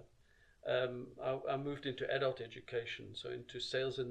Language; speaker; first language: English; native; English